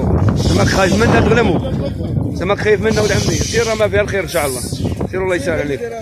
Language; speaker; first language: Arabic; native; Arabic